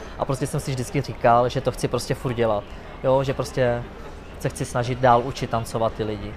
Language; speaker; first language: Czech; native; Czech